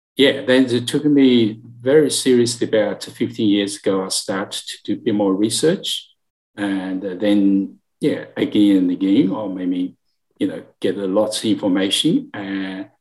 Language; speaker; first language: English; non-native, learner; Chinese